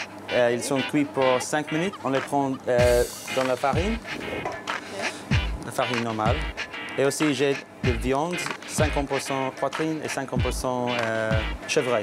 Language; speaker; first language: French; non-native, learner; English